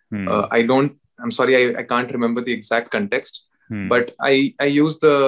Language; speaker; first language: English; non-native, local second language; Hindi